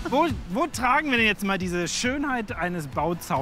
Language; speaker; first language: German; native; German